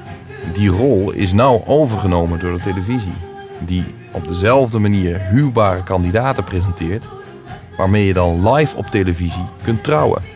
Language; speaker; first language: Dutch; native; Dutch